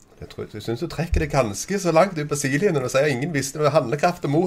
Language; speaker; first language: Norwegian; native; Norwegian